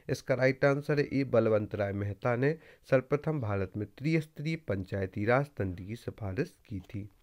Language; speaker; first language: Hindi; native; Hindi